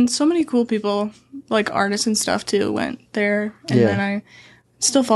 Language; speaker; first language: English; native; English